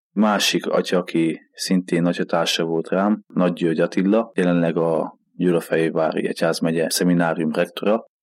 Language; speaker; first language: Hungarian; native; Hungarian